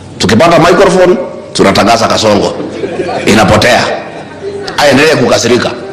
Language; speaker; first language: Swahili; non-native, local second language; Kikuyu